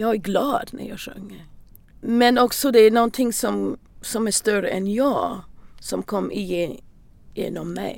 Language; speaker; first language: Swedish; non-native, learner; English